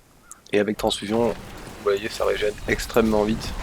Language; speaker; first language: French; native; French